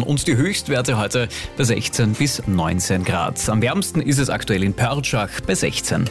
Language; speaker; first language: German; native; German